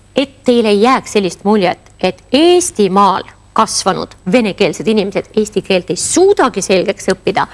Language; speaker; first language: Estonian; native; Estonian